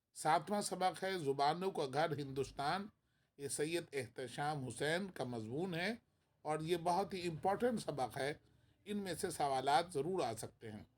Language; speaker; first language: Urdu; native; Urdu